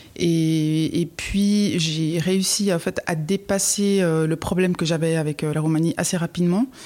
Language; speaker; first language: French; native; French